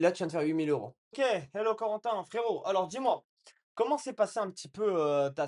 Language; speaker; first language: French; native; French